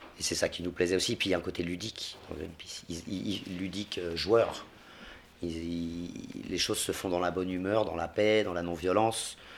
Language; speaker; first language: French; native; French